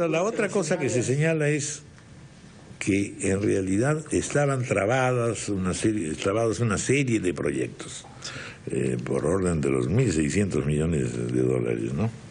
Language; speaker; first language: Spanish; native; Spanish